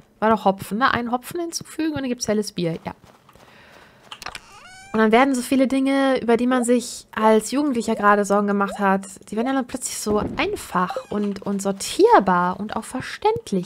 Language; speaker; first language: German; native; German